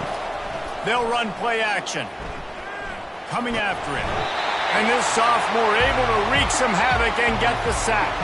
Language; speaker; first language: English; native; English